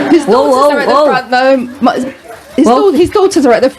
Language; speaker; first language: English; native; English